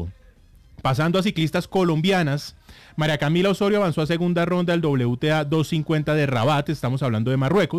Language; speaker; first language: Spanish; native; Spanish